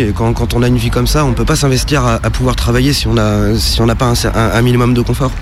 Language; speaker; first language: French; native; French